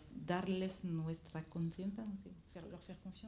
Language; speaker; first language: Spanish; non-native, learner; French